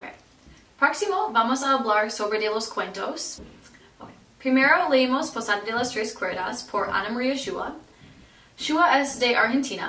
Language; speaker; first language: Spanish; non-native, learner; English